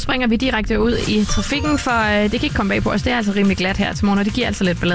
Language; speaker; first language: Danish; native; Danish